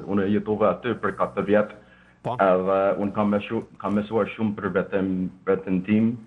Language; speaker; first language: Albanian; non-native, learner; Danish